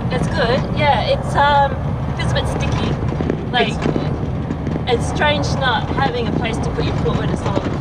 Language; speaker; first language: English; native; English